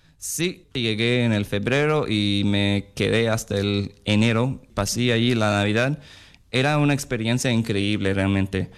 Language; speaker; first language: Spanish; non-native, fluent; English